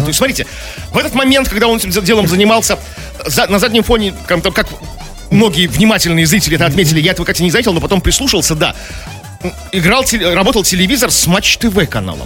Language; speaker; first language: Russian; native; Russian